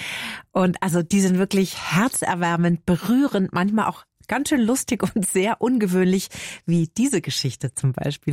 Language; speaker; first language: German; native; German